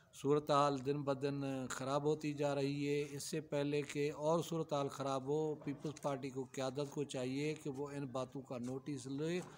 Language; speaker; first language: Urdu; native; Urdu